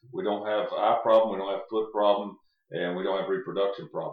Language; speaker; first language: English; native; English